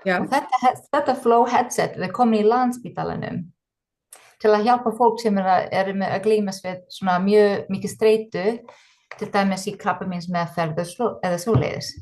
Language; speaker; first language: Icelandic; non-native, fluent; English